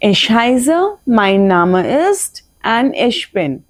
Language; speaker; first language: German; non-native, fluent; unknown